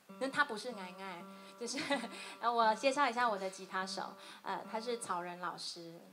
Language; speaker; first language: Chinese; native; Chinese